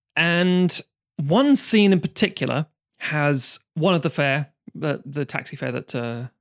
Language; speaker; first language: English; native; English